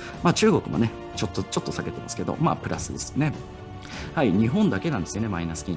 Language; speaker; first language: Japanese; native; Japanese